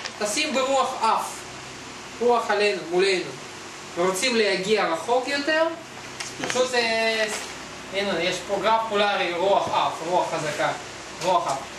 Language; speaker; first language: Hebrew; non-native, fluent; Russian